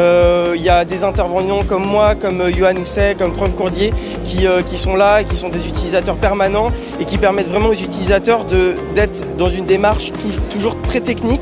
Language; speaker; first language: French; native; French